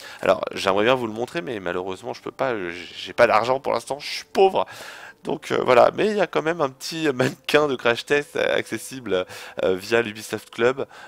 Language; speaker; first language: French; native; French